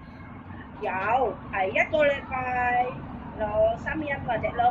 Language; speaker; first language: Cantonese; non-native, learner; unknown